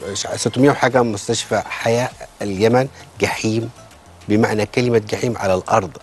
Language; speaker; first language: Arabic; native; Arabic